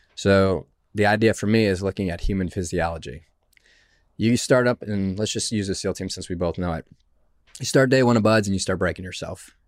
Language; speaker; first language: English; native; English